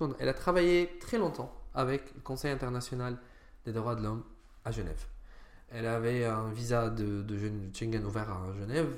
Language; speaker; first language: French; non-native, fluent; Arabic